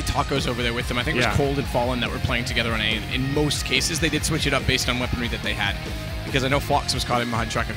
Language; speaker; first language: English; native; English